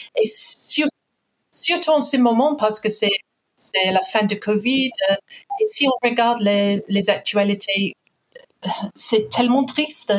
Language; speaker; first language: French; non-native, fluent; English